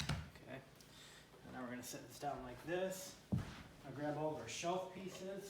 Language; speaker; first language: English; native; English